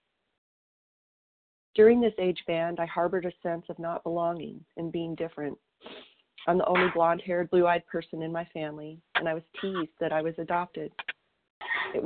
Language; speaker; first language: English; native; English